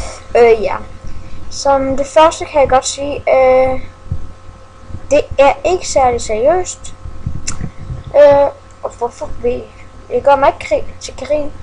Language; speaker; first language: Danish; early bilingual, other home language; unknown